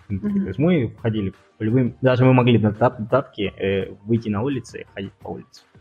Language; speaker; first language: Russian; non-native, fluent; Spanish